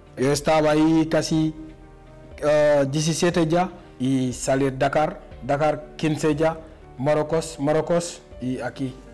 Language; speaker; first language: Spanish; non-native, learner; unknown